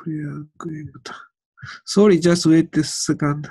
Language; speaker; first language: English; non-native, learner; Japanese